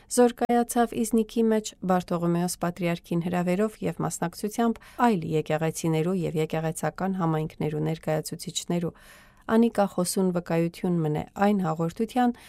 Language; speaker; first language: Armenian; native; Armenian